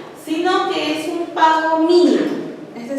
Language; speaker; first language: Spanish; native; Spanish